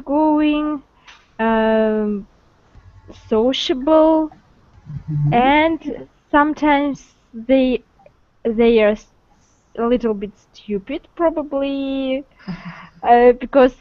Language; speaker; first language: English; non-native, learner; Russian